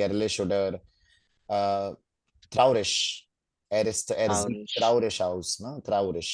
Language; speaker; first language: German; non-native, fluent; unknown